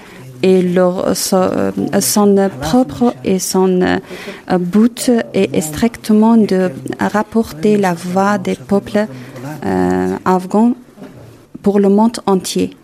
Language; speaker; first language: French; non-native, fluent; Persian